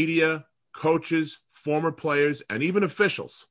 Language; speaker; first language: English; native; English